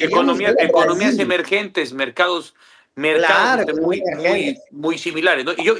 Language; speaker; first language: Spanish; native; Spanish